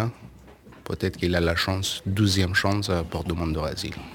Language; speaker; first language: French; non-native, learner; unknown